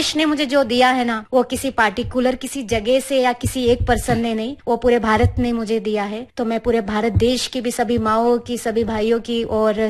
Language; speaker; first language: Hindi; native; Hindi